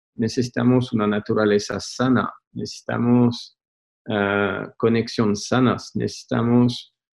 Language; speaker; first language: Spanish; non-native, fluent; French